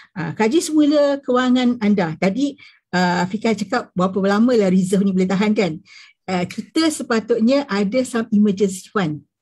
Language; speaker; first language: Malay; native; Malay